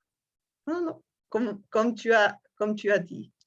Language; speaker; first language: French; non-native, fluent; Czech